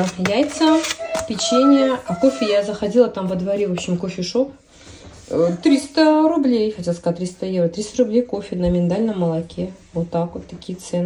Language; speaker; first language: Russian; native; Russian